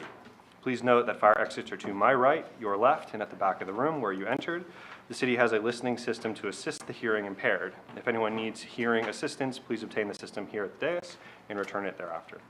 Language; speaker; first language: English; native; English